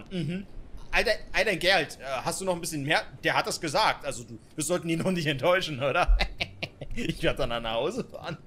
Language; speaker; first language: German; native; German